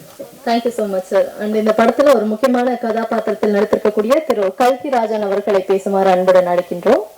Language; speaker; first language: Tamil; native; Tamil